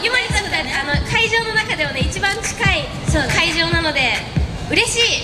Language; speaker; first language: Japanese; native; Japanese